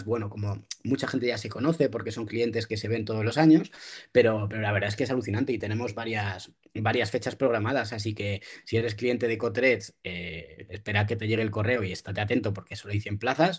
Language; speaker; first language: Spanish; native; Spanish